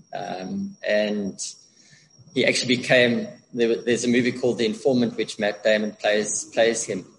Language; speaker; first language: English; native; English